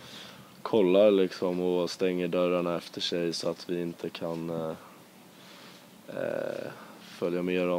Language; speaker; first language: Swedish; native; Swedish